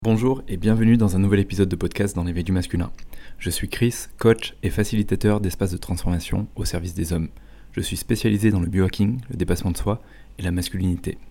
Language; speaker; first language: French; native; French